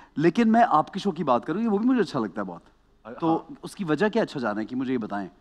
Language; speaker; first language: Urdu; native; Urdu